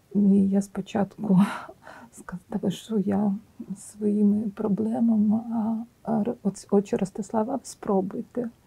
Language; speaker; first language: Ukrainian; native; Ukrainian